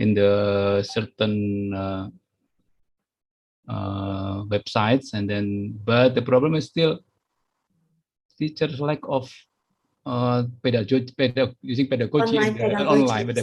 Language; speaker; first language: English; non-native, fluent; Indonesian